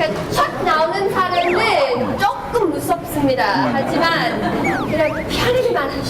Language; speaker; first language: Korean; non-native, learner; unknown